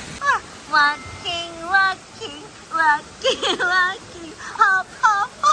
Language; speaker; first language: Korean; native; Korean